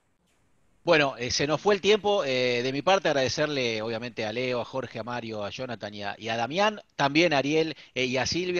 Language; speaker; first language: Spanish; native; Spanish